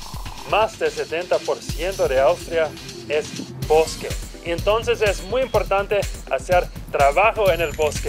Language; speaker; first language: Spanish; non-native, learner; German